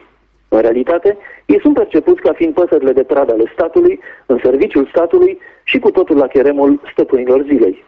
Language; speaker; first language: Romanian; native; Romanian